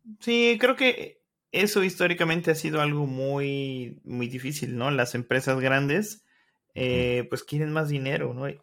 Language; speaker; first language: Spanish; native; Spanish